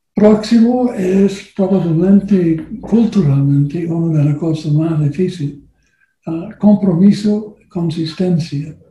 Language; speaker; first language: Spanish; non-native, learner; English